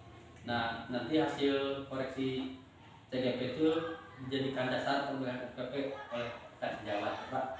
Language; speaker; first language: Indonesian; native; Indonesian